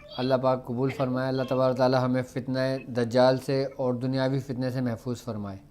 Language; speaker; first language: Urdu; native; Urdu